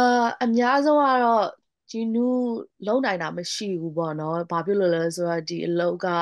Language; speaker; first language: Burmese; non-native, local second language; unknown